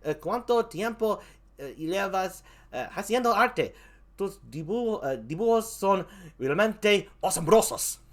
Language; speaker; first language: Spanish; non-native, learner; English